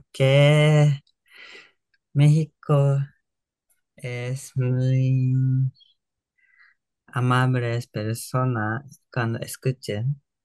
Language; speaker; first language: Spanish; non-native, learner; Japanese